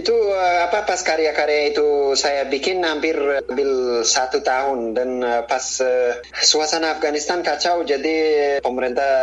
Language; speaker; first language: Indonesian; non-native, fluent; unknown